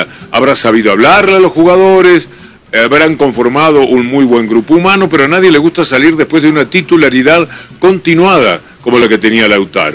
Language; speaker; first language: Spanish; native; Spanish